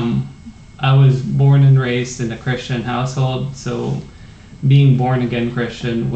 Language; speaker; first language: English; non-native, local second language; Filipino